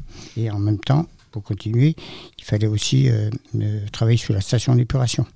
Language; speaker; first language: French; native; French